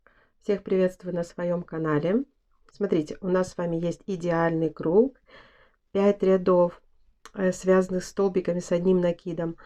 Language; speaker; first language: Russian; native; Russian